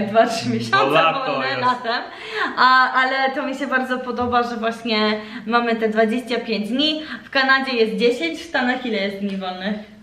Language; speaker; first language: Polish; early bilingual, heritage; Polish